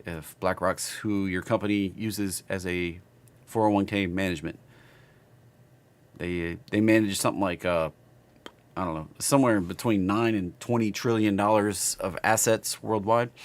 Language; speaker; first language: English; native; English